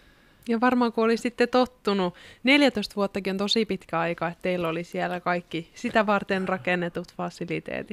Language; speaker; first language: Finnish; native; Finnish